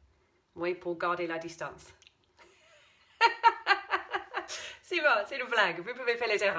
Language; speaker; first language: French; non-native, fluent; English